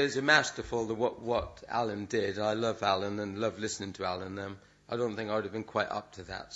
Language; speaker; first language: English; native; English